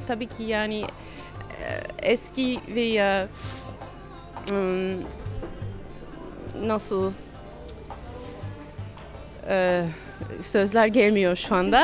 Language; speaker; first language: Turkish; non-native, fluent; English